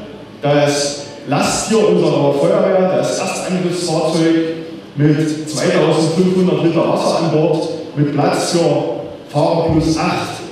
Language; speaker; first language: German; native; German